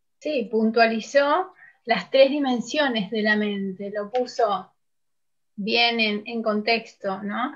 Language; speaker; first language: Spanish; native; Spanish